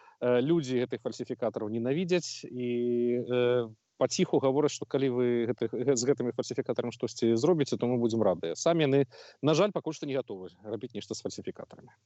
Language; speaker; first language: Belarusian; non-native, local second language; Russian